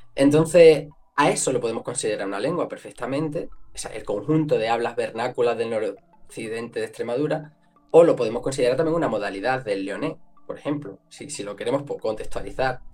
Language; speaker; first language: Spanish; non-native, local second language; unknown